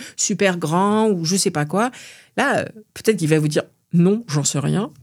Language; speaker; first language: French; native; French